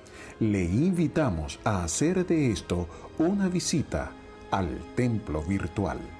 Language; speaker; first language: Spanish; native; Spanish